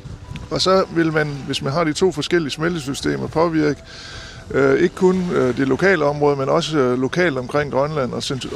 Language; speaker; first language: Danish; native; Danish